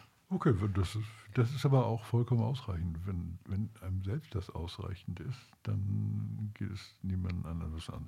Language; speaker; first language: German; native; German